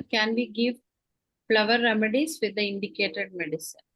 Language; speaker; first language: English; non-native, local second language; Malayalam